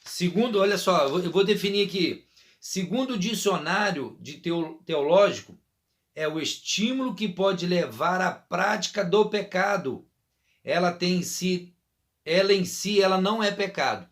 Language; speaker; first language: Portuguese; native; Portuguese